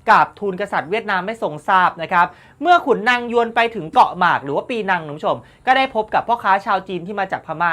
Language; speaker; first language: Thai; native; Thai